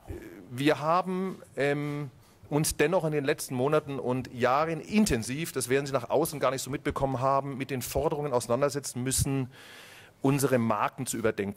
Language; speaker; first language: German; native; German